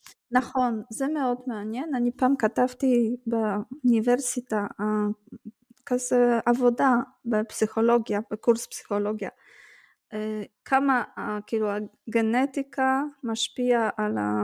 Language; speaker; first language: Hebrew; non-native, fluent; Polish